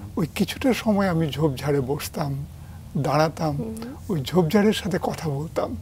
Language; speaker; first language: Bangla; native; Bangla